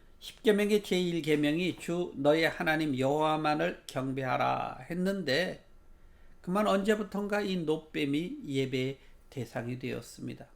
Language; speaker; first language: Korean; native; Korean